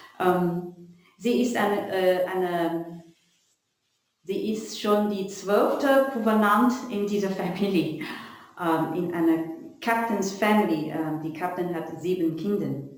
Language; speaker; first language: German; non-native, learner; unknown